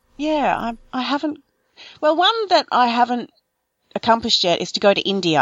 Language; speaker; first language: English; native; English